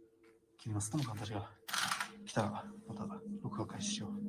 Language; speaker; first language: Japanese; native; Japanese